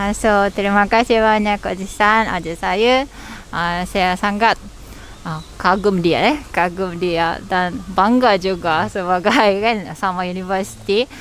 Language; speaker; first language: Malay; non-native, fluent; Japanese